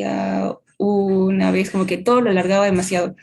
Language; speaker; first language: Spanish; native; Spanish